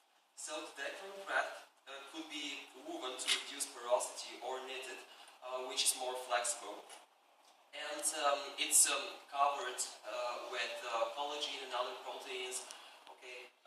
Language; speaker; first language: English; non-native, fluent; Bulgarian